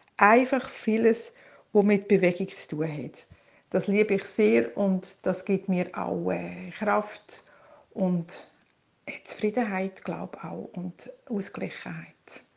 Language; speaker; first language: German; native; German